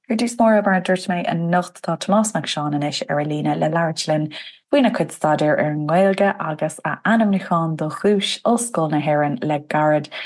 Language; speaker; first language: Irish; non-native, local second language; English